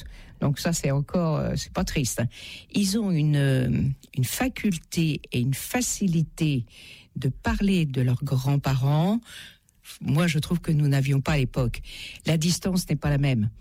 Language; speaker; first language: French; native; French